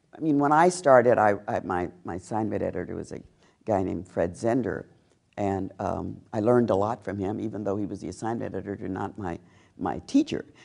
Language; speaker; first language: English; native; English